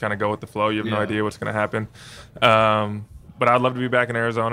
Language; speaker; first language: English; native; English